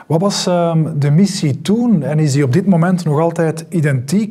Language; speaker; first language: Dutch; native; Dutch